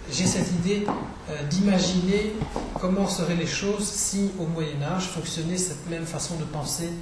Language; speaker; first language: French; non-native, fluent; Czech